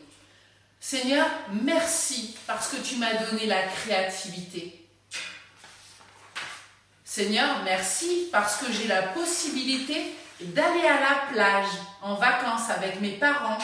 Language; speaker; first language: French; native; French